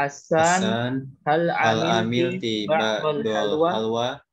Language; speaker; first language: Arabic; non-native, learner; Indonesian